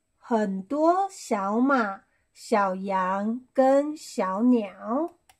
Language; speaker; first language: Chinese; non-native, learner; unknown